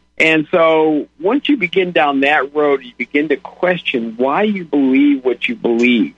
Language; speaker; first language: English; native; English